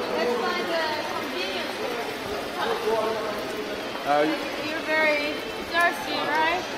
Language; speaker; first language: English; non-native, learner; Korean